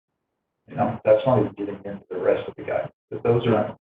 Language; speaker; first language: English; native; English